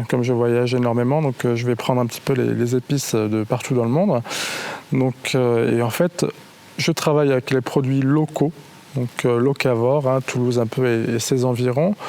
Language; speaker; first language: French; non-native, local second language; Arabic